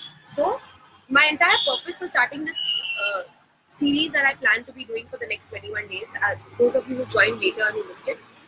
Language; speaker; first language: English; non-native, local second language; Hindi